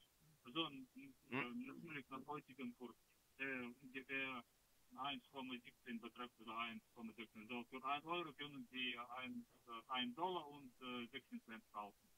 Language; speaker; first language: German; non-native, learner; Russian